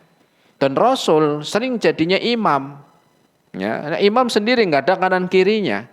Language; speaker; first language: Indonesian; native; Indonesian